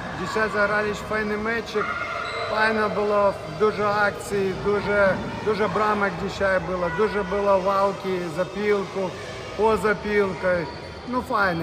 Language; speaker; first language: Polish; non-native, learner; Ukrainian